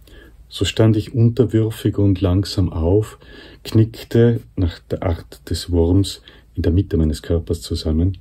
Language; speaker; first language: German; native; German